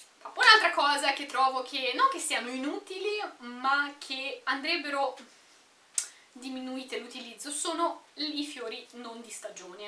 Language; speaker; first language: Italian; native; Italian